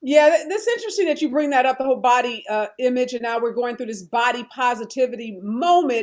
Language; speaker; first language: English; native; English